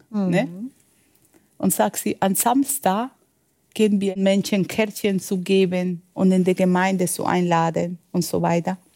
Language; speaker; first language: German; non-native, fluent; Spanish